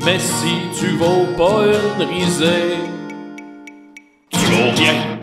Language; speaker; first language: French; native; French